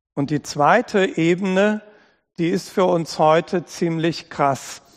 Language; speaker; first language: German; native; German